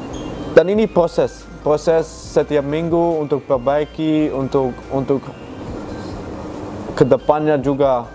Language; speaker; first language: Indonesian; non-native, fluent; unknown